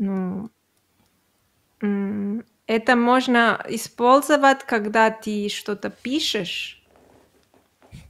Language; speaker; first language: Russian; non-native, learner; Catalan